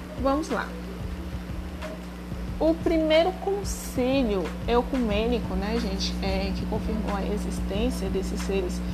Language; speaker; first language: Portuguese; native; Portuguese